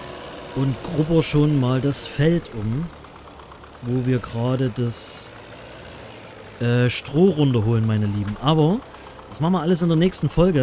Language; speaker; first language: German; native; German